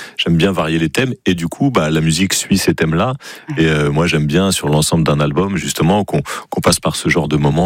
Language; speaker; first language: French; native; French